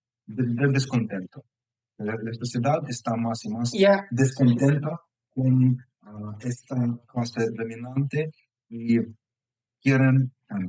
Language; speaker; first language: Spanish; non-native, fluent; Ukrainian